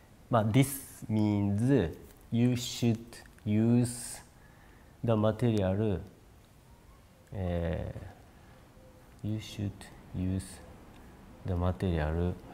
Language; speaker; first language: English; non-native, learner; Japanese